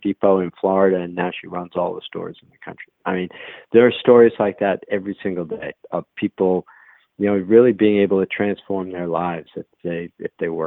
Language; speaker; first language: English; native; English